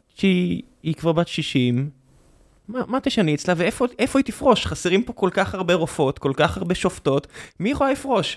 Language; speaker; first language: Hebrew; native; Hebrew